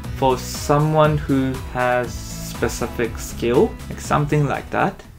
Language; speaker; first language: English; non-native, fluent; Japanese